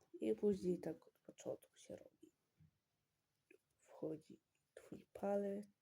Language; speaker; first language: Polish; early bilingual, heritage; Polish